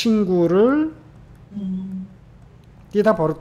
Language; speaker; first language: Korean; native; Korean